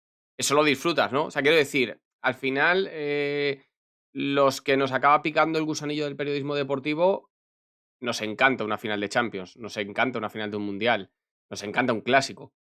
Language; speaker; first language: Spanish; native; Spanish